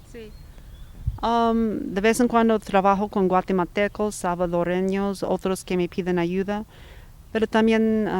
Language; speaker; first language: Spanish; non-native, fluent; English